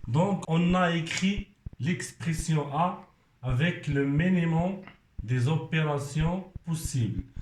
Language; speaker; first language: French; non-native, local second language; Arabic